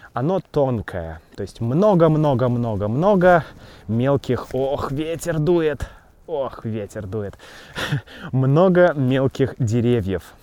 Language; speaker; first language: Russian; native; Russian